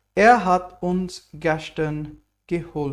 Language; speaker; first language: German; non-native, fluent; English